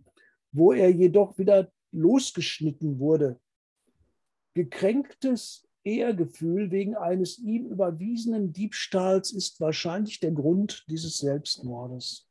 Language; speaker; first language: German; native; German